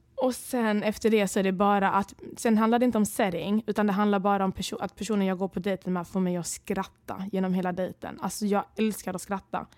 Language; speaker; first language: Swedish; early bilingual, other home language; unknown